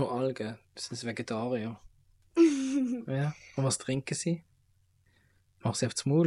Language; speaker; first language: German; native; German